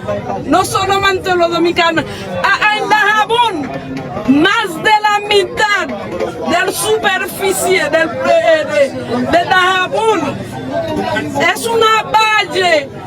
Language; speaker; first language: Spanish; non-native, fluent; Haitian Creole